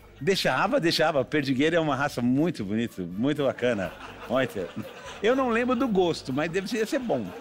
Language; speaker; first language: Portuguese; native; Portuguese